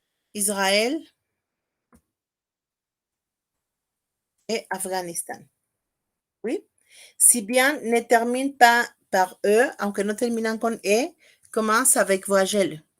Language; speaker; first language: French; non-native, fluent; Spanish